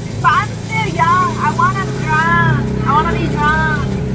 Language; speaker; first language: English; non-native, learner; Korean